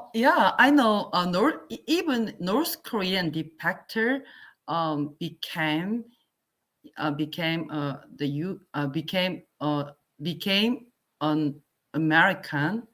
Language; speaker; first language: English; non-native, learner; Korean